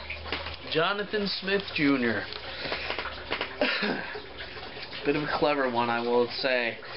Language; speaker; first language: English; native; English